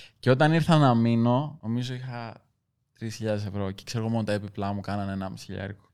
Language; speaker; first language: Greek; native; Greek